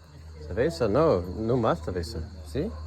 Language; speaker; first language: Spanish; non-native, learner; English